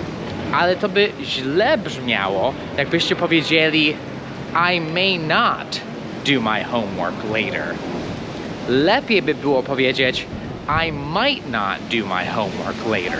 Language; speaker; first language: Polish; non-native, fluent; English